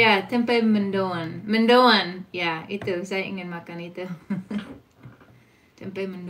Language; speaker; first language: Indonesian; non-native, fluent; English